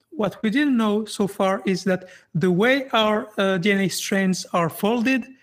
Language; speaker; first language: English; non-native, fluent; French